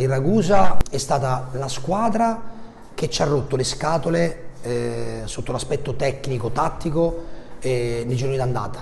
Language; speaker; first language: Italian; native; Italian